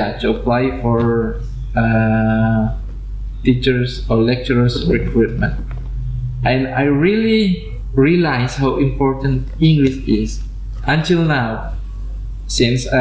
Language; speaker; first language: English; non-native, fluent; Indonesian